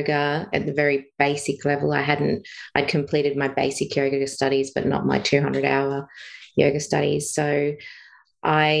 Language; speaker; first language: English; native; English